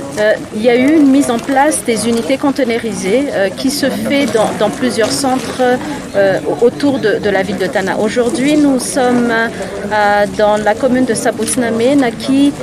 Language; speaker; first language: French; non-native, local second language; Malagasy